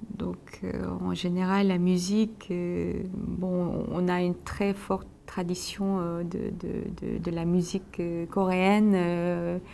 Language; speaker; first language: French; non-native, fluent; Korean